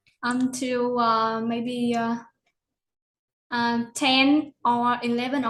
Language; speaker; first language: English; non-native, learner; Vietnamese